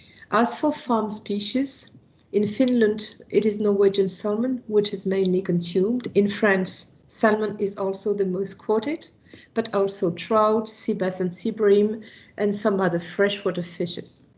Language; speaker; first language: English; non-native, fluent; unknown